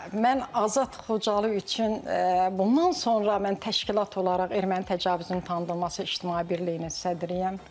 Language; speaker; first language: Azerbaijani; native; Azerbaijani